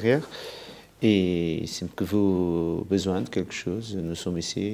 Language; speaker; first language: French; non-native, fluent; Portuguese